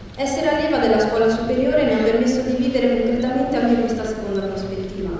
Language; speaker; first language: Italian; early bilingual, other home language; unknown